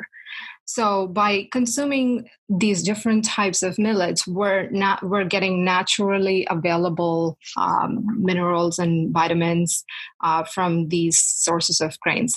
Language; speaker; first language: English; non-native, local second language; Tamil